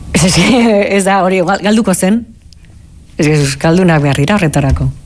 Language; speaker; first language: Basque; non-native, local second language; Spanish